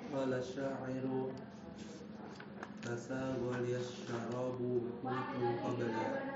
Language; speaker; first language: Arabic; non-native, learner; Indonesian